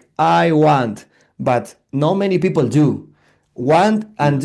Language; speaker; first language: English; non-native, learner; Spanish